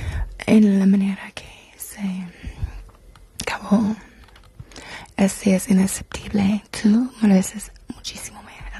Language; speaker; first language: Spanish; non-native, learner; English